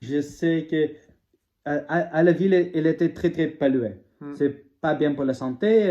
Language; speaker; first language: French; non-native, learner; English